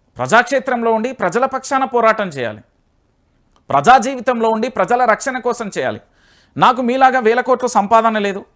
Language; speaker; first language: Telugu; native; Telugu